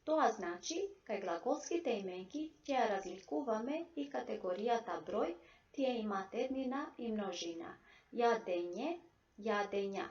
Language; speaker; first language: Macedonian; non-native, local second language; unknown